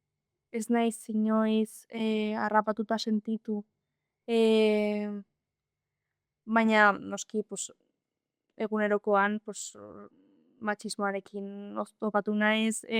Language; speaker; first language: Basque; non-native, local second language; Spanish